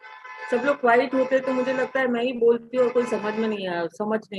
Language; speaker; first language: Hindi; native; Hindi